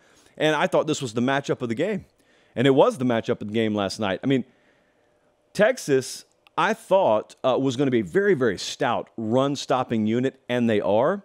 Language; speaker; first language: English; native; English